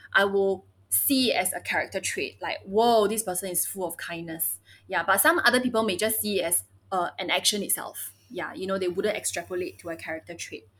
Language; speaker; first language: English; early bilingual, other home language; Chinese